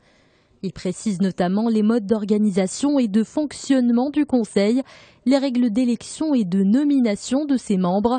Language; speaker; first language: French; non-native, local second language; Arabic